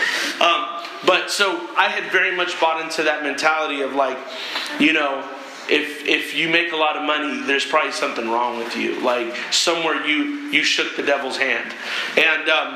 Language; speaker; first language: English; native; English